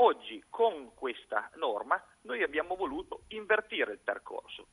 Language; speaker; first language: Italian; native; Italian